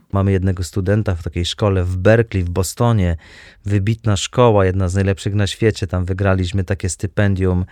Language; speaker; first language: Polish; native; Polish